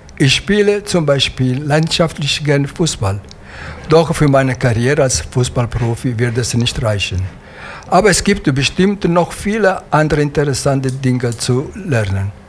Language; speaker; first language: German; non-native, fluent; Italian